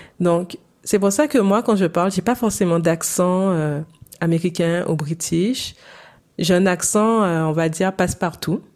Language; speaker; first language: French; native; French